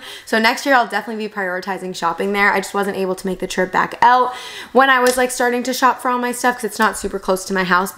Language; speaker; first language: English; native; English